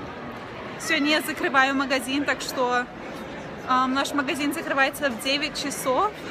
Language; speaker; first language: Russian; early bilingual, heritage; Russian